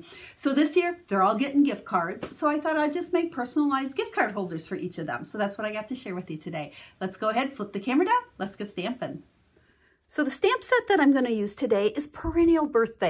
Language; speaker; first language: English; native; English